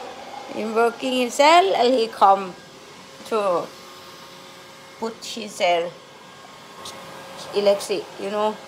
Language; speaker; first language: English; non-native, learner; Thai